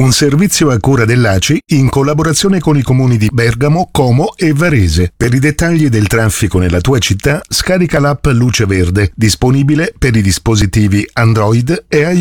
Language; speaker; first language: Italian; native; Italian